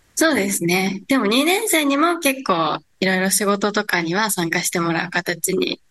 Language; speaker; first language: Japanese; native; Japanese